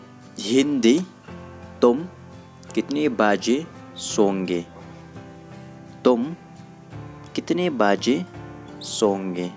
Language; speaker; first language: Hindi; non-native, learner; Khasi